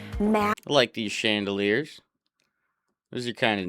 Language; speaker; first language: English; native; English